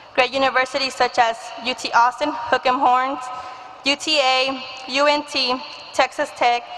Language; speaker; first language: English; early bilingual, other home language; Spanish